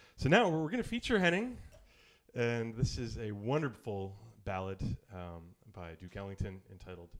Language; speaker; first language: English; native; English